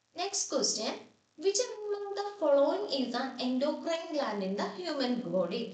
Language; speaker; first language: English; non-native, local second language; Malayalam